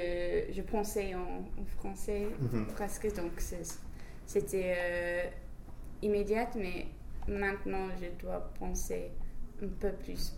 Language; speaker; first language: French; non-native, fluent; English